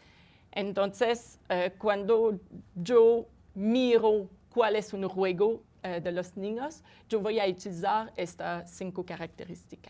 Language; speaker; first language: Spanish; non-native, fluent; French